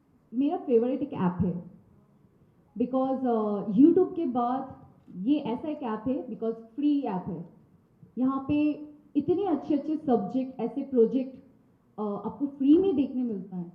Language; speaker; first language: Hindi; non-native, local second language; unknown